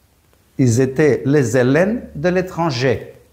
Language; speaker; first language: French; non-native, fluent; Greek